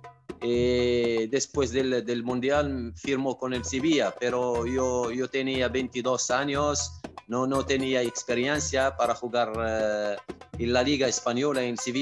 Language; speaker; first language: Spanish; non-native, fluent; Arabic